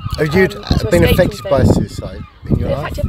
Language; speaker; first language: English; native; English